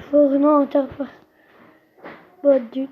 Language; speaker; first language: French; non-native, local second language; Arabic